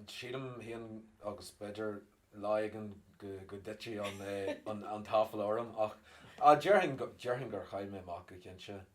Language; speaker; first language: Irish; non-native, local second language; English